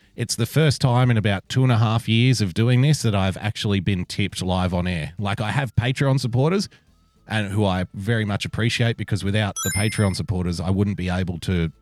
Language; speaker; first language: English; native; English